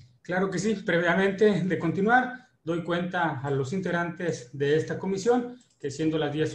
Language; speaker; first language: Spanish; native; Spanish